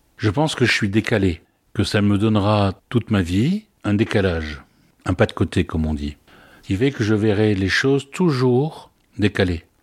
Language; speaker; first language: French; native; French